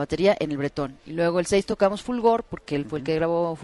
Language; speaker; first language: Spanish; native; Spanish